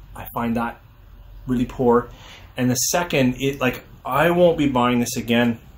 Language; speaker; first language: English; native; English